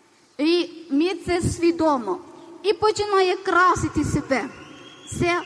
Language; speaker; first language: Ukrainian; non-native, learner; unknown